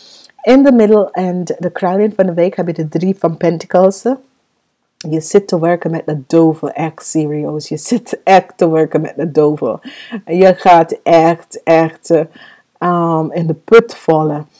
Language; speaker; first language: Dutch; non-native, fluent; English